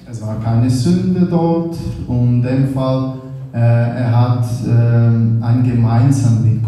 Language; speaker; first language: German; non-native, learner; Portuguese